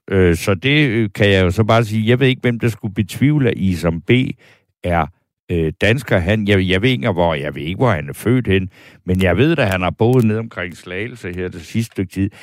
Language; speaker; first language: Danish; native; Danish